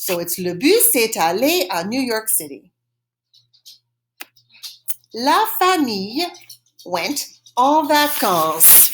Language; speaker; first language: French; non-native, fluent; English